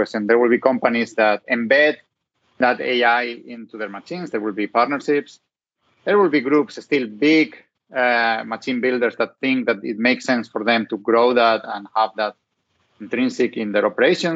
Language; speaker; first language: English; non-native, fluent; Spanish